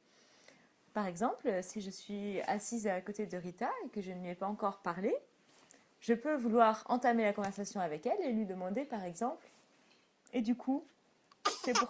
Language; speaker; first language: French; native; French